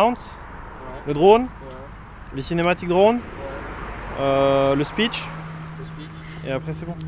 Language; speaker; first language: French; native; French